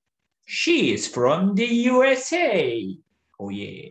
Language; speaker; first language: English; non-native, fluent; Turkish